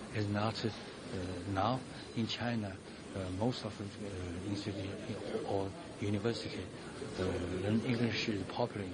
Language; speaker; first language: English; non-native, learner; Chinese